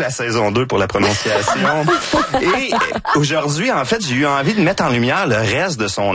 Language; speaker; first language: French; native; French